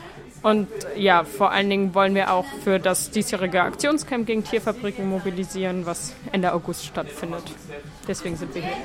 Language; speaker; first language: German; native; German